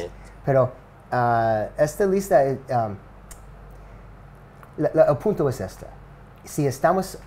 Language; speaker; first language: Spanish; non-native, learner; English